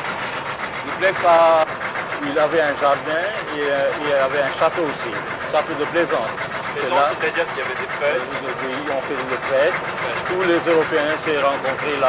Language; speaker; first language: French; non-native, fluent; Bangla